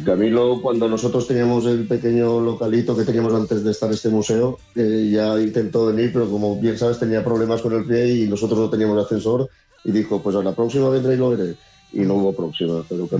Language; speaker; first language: Spanish; native; Spanish